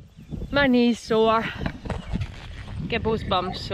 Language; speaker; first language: English; native; English